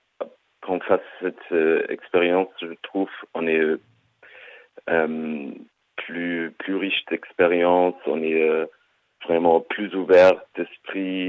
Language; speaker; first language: French; non-native, fluent; German